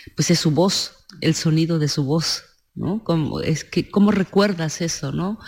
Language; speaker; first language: Spanish; native; Spanish